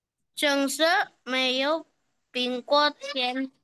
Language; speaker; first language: Chinese; non-native, learner; Indonesian